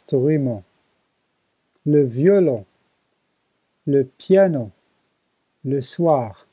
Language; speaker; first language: French; non-native, learner; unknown